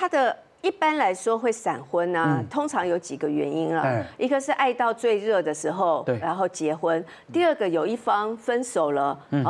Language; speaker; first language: Chinese; native; Chinese